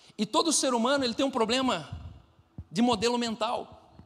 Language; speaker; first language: Portuguese; non-native, fluent; German